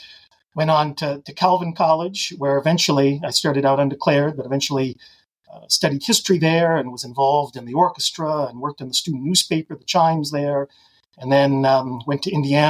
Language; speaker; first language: English; native; English